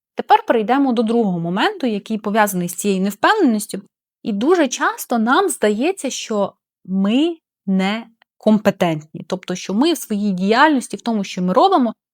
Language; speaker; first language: Ukrainian; non-native, local second language; Russian